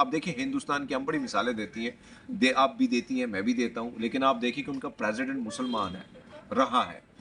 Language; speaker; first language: Urdu; non-native, local second language; Pashto